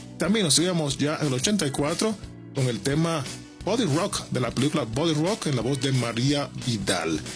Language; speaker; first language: Spanish; native; Spanish